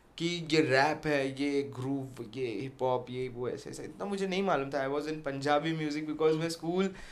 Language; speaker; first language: Hindi; native; Hindi